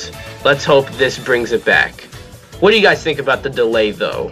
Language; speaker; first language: English; native; English